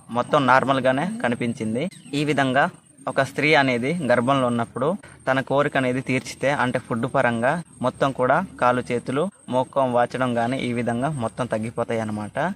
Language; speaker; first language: Telugu; non-native, local second language; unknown